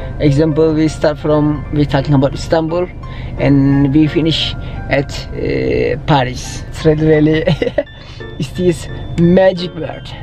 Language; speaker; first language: English; non-native, learner; Turkish